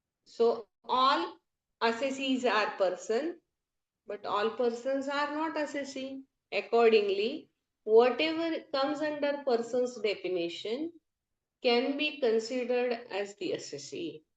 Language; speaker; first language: English; non-native, local second language; Hindi